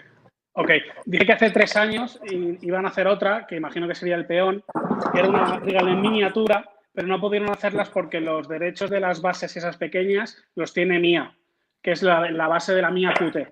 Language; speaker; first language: Spanish; native; Spanish